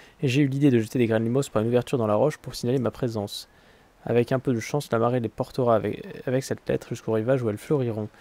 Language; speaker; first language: French; native; French